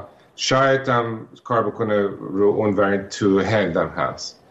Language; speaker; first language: Persian; early bilingual, heritage; Persian